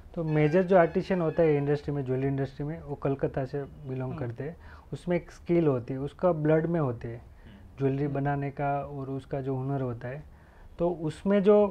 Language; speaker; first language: Hindi; non-native, local second language; Gujarati